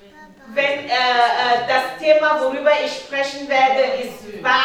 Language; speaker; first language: German; non-native, learner; French